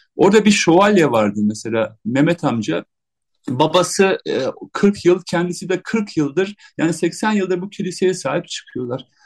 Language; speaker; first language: Turkish; native; Turkish